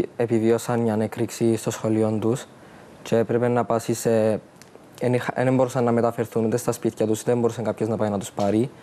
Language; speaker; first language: Greek; early bilingual, other home language; Arabic